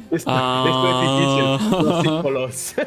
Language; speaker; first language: Spanish; non-native, learner; Portuguese